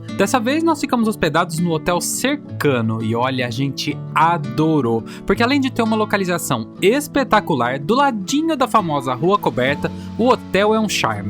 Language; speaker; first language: Portuguese; native; Portuguese